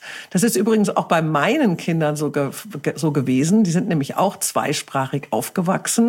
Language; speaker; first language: German; native; German